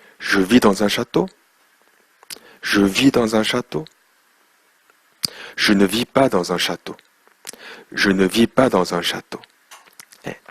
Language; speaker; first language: French; non-native, fluent; Korean